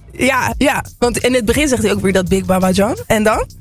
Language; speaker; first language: Dutch; native; Dutch